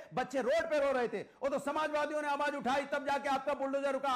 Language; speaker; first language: Hindi; native; Hindi